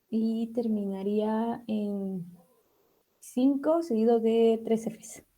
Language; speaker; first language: Spanish; native; Spanish